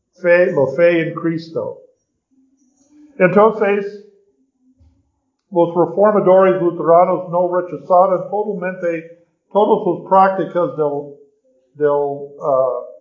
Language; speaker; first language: Spanish; non-native, learner; English